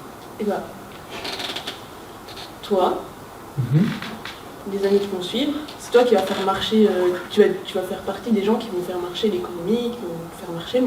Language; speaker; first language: French; native; French